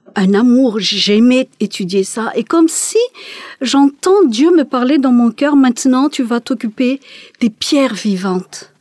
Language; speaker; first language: French; non-native, local second language; Malagasy